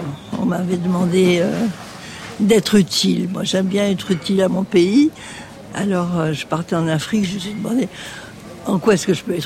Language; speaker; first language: French; native; French